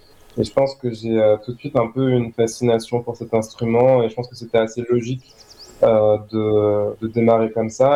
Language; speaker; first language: French; native; French